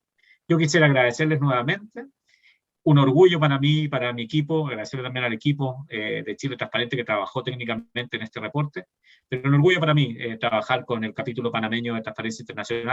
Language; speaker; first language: Spanish; native; Spanish